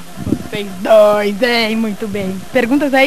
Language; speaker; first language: Portuguese; native; Portuguese